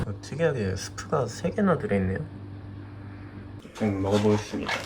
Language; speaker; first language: Korean; native; Korean